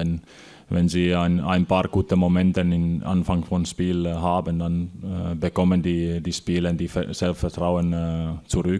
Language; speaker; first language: German; non-native, fluent; Finnish